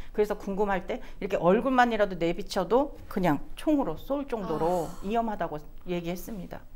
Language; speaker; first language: Korean; non-native, fluent; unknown